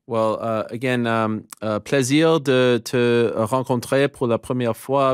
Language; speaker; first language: French; non-native, local second language; English